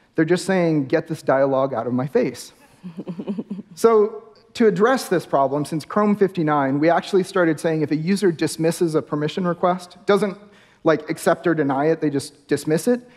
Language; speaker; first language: English; native; English